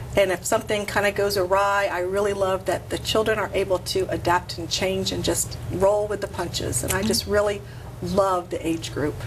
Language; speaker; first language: English; native; English